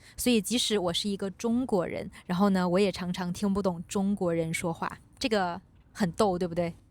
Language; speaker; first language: Chinese; native; Chinese